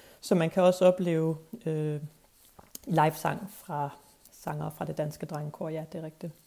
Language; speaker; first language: Danish; native; Danish